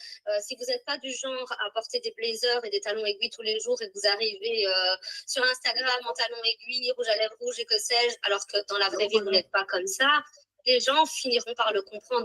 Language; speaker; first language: French; native; French